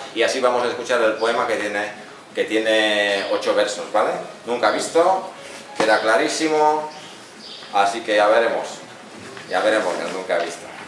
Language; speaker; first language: Spanish; non-native, fluent; Czech